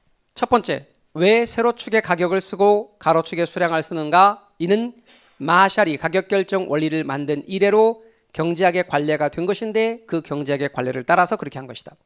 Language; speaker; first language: Korean; native; Korean